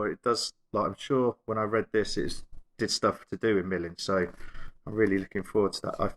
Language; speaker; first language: English; native; English